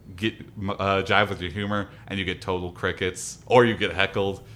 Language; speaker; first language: English; native; English